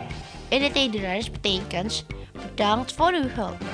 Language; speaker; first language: Dutch; non-native, learner; Indonesian